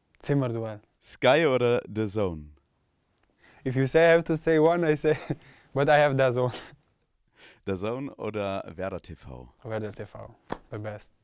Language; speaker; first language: English; non-native, learner; Albanian